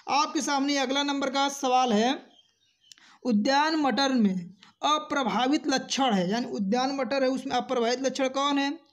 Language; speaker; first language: Hindi; native; Hindi